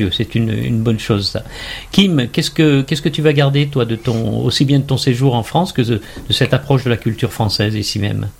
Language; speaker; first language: French; native; French